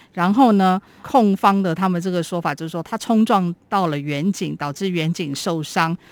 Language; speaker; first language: Chinese; native; Chinese